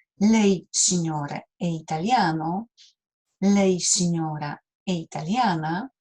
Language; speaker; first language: Italian; non-native, fluent; Polish